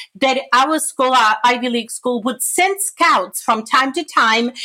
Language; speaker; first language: English; non-native, fluent; Bulgarian